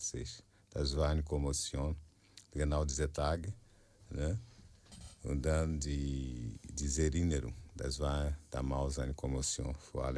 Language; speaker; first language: German; non-native, learner; Portuguese